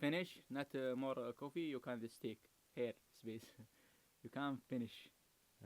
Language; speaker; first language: English; non-native, learner; Arabic